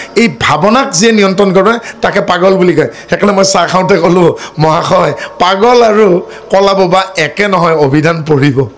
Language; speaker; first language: Assamese; non-native, local second language; Bodo